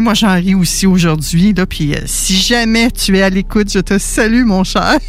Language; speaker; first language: French; native; French